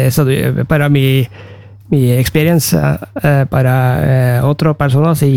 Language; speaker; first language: Spanish; non-native, learner; Norwegian